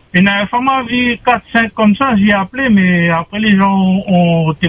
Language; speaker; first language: French; non-native, local second language; Réunion Creole French